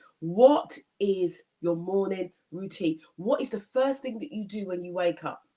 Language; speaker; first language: English; native; English